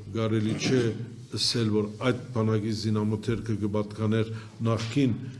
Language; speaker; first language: Armenian; early bilingual, heritage; Armenian